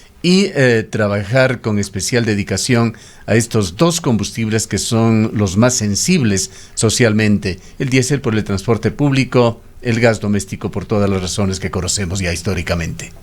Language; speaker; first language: Spanish; native; Spanish